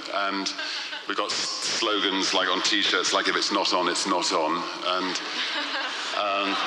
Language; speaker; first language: English; native; English